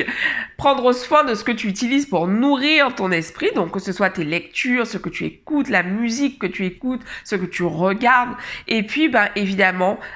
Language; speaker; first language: French; native; French